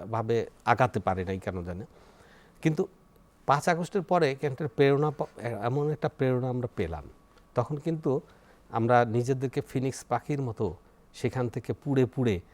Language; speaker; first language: Bangla; native; Bangla